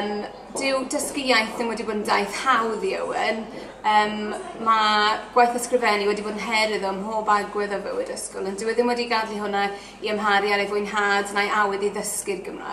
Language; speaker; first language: Welsh; native; Welsh